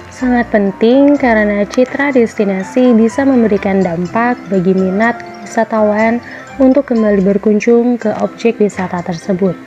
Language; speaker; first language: Indonesian; native; Indonesian